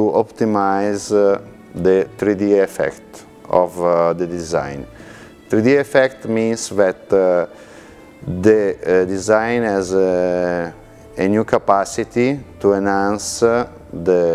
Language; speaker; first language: English; non-native, fluent; Italian